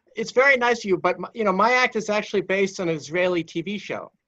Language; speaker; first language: English; native; English